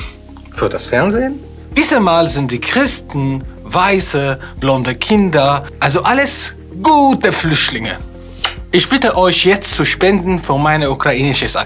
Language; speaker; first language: German; non-native, fluent; Arabic